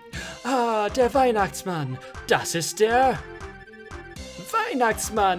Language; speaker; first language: German; non-native, learner; English